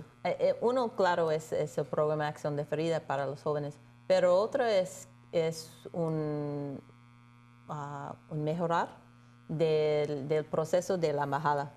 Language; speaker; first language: Spanish; non-native, fluent; English